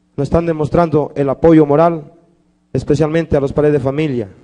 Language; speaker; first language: Spanish; native; Spanish